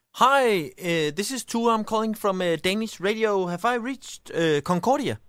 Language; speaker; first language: English; non-native, fluent; Danish